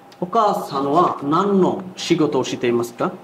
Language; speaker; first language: Japanese; non-native, learner; Bangla